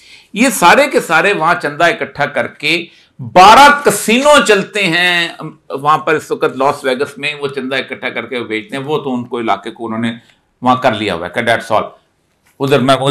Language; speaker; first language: Urdu; native; Urdu